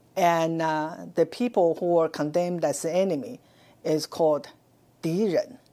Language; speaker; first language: English; non-native, fluent; Chinese